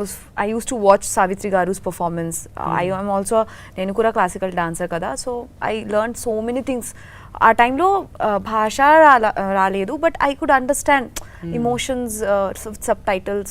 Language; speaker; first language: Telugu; non-native, learner; Bangla